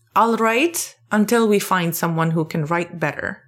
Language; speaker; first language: English; non-native, fluent; Arabic